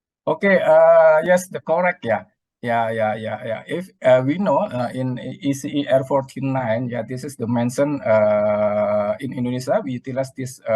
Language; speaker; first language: English; non-native, learner; Indonesian